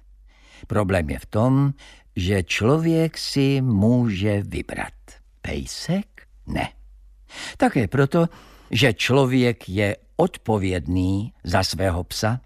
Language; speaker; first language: Czech; native; Czech